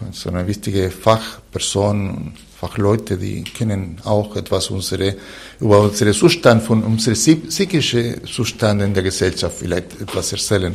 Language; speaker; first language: German; non-native, fluent; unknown